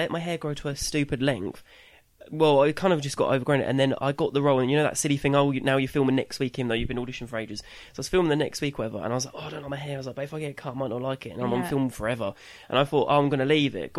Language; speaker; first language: English; native; English